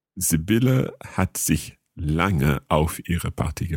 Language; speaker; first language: German; non-native, learner; English